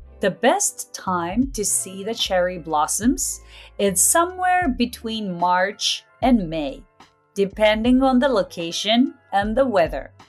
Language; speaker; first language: English; non-native, fluent; Japanese